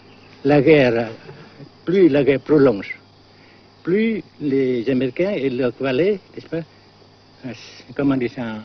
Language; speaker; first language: French; non-native, local second language; Vietnamese